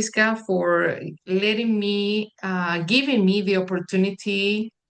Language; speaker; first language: English; non-native, fluent; Spanish